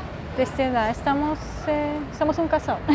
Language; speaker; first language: Portuguese; non-native, fluent; Swiss German